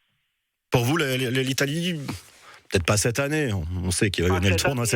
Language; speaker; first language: French; native; French